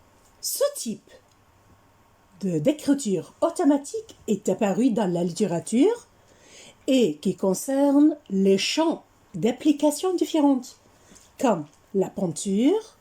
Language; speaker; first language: French; non-native, fluent; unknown